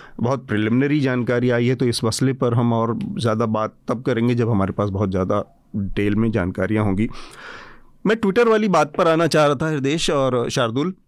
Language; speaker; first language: Hindi; native; Hindi